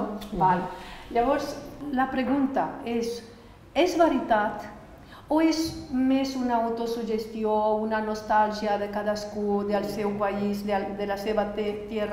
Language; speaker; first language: Catalan; non-native, fluent; Romanian